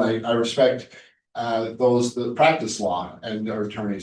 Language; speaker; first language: English; native; English